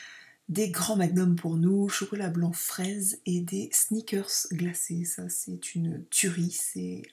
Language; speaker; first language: French; native; French